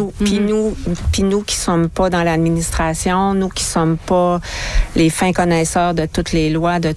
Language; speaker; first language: French; native; French